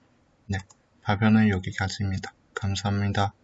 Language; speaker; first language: Korean; non-native, learner; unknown